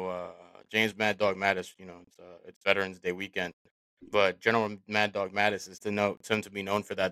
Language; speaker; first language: English; native; English